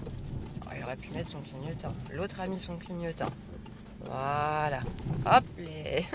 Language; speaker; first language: French; native; French